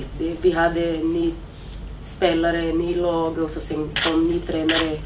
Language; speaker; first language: Swedish; non-native, fluent; Portuguese